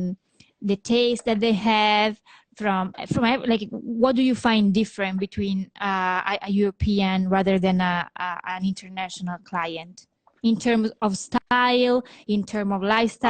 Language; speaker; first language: English; non-native, fluent; Italian